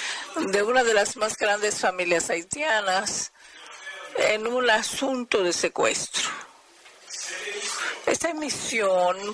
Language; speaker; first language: Spanish; non-native, fluent; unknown